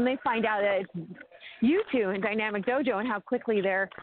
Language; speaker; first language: English; native; English